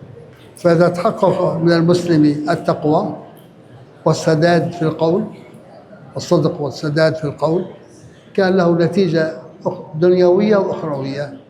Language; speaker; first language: Arabic; native; Arabic